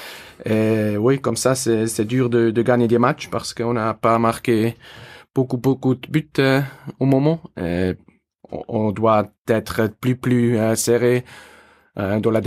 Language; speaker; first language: French; non-native, learner; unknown